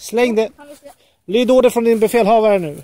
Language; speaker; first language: Swedish; native; Swedish